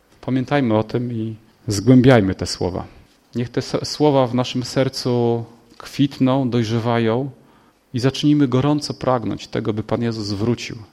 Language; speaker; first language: Polish; native; Polish